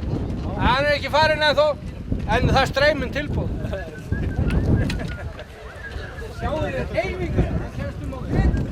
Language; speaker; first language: Icelandic; native; Icelandic